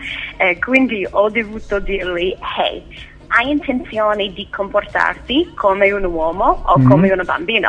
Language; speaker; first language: Italian; non-native, learner; English